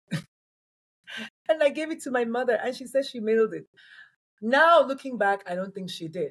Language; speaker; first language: English; non-native, local second language; Igbo